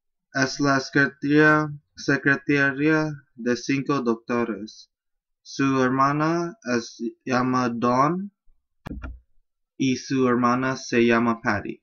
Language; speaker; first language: Spanish; non-native, learner; English